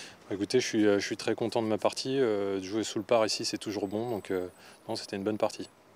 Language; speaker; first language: French; native; French